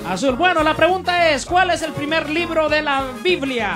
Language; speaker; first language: Spanish; native; Spanish